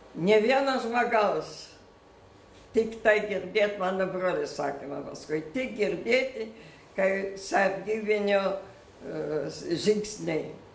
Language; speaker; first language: Lithuanian; early bilingual, other home language; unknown